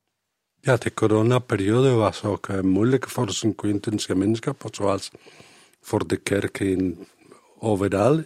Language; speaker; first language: Dutch; non-native, learner; Spanish